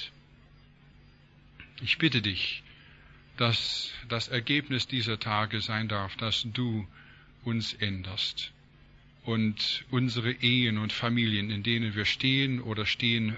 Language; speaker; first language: German; non-native, fluent; English